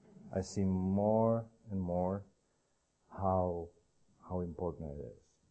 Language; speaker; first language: English; non-native, learner; Czech